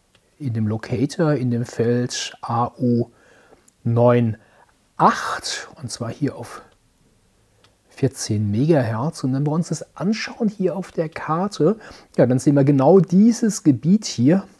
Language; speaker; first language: German; native; German